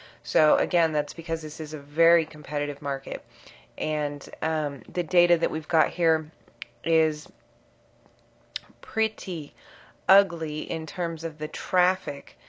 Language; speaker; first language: English; native; English